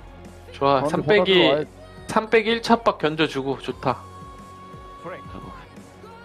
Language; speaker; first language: Korean; native; Korean